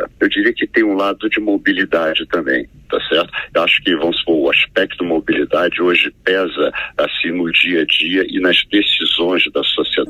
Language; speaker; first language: Portuguese; native; Portuguese